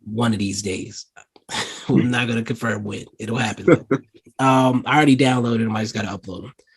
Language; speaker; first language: English; native; English